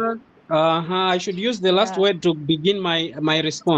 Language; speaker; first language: English; non-native, fluent; Nyanja